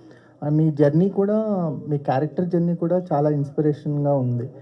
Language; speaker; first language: Telugu; native; Telugu